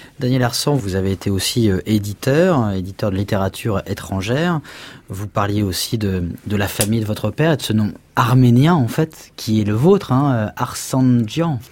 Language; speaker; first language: French; native; French